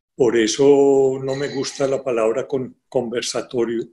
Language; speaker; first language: Spanish; native; Spanish